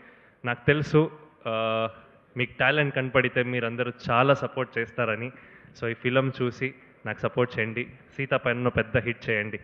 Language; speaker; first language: Telugu; non-native, learner; Kannada